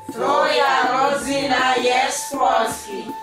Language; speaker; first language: Polish; non-native, learner; French